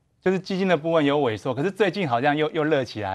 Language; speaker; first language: Chinese; native; Chinese